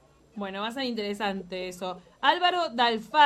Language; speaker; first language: Spanish; native; Spanish